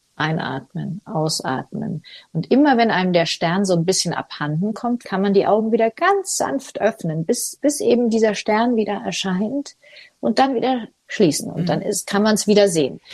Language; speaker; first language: German; native; German